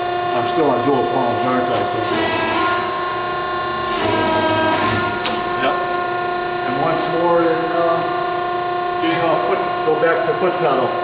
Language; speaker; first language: English; native; English